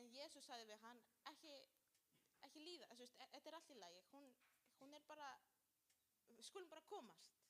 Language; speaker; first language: Icelandic; non-native, learner; Spanish